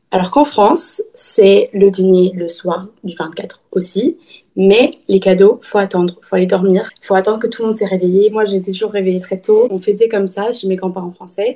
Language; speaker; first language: French; early bilingual, heritage; French